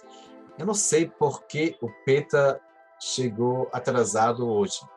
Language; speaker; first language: Portuguese; non-native, fluent; German